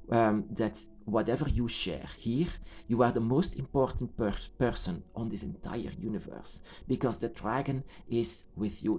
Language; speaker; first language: English; non-native, fluent; Dutch